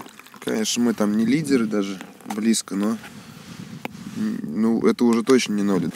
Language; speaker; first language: Russian; native; Russian